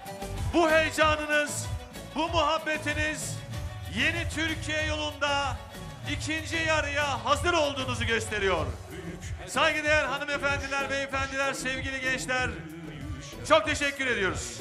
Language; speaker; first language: Turkish; native; Turkish